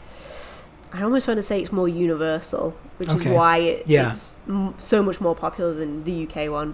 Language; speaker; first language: English; native; English